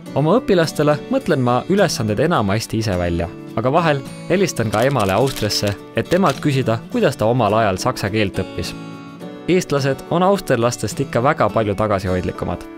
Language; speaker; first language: Estonian; early bilingual, heritage; German